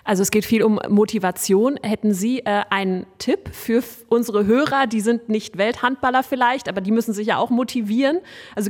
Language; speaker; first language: German; native; German